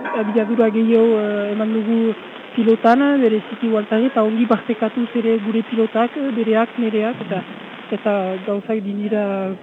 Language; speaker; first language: Basque; native; Basque